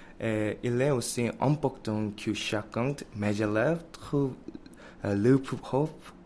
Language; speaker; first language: French; non-native, learner; Korean